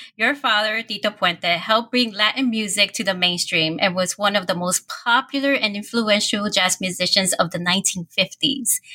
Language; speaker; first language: English; early bilingual, other home language; Spanish